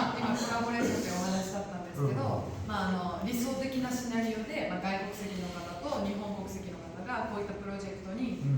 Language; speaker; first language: Japanese; native; Japanese